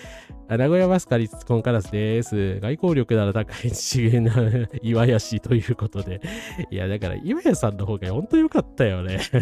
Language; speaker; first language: Japanese; native; Japanese